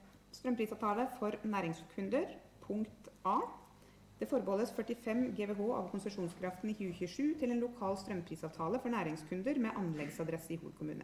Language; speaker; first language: Norwegian; native; Norwegian